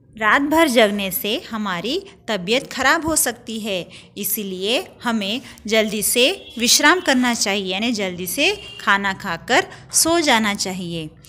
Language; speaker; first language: Hindi; non-native, local second language; Marathi